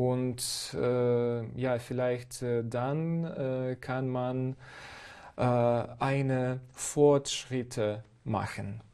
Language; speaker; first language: German; non-native, fluent; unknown